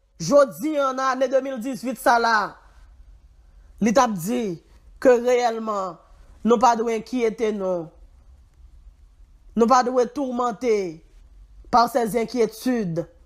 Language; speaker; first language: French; non-native, local second language; Haitian Creole